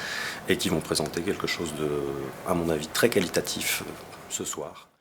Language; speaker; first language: French; native; French